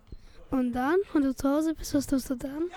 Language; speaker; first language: German; early bilingual, other home language; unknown